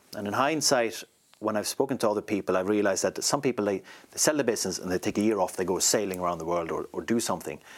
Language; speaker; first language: English; non-native, fluent; Swedish